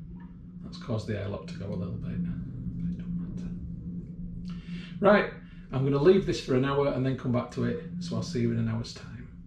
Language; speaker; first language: English; native; English